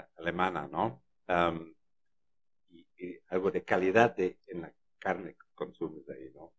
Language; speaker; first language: Spanish; non-native, fluent; German